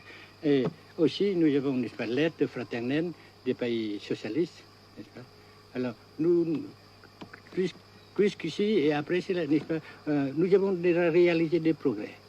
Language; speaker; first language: French; non-native, fluent; Vietnamese